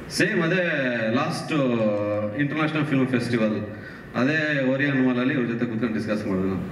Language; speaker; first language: Kannada; native; Kannada